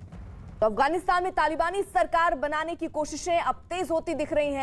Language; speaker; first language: Hindi; native; Hindi